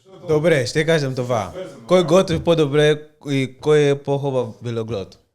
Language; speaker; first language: Bulgarian; non-native, learner; Portuguese